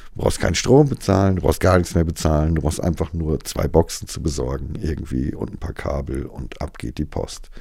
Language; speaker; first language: German; native; German